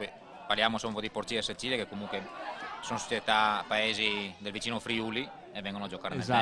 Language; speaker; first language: Italian; native; Italian